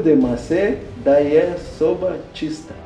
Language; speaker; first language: Slovenian; non-native, learner; Portuguese